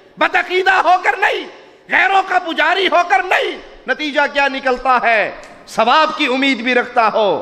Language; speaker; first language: Urdu; non-native, local second language; Punjabi